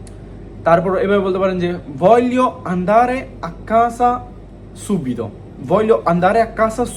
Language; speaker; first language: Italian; non-native, fluent; Bangla